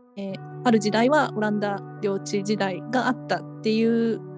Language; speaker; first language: Japanese; native; Japanese